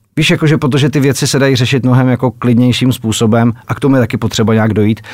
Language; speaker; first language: Czech; native; Czech